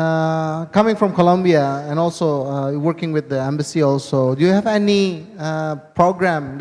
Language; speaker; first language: English; non-native, fluent; Indonesian